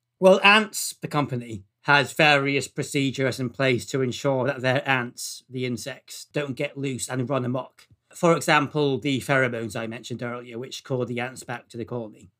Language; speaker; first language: English; native; English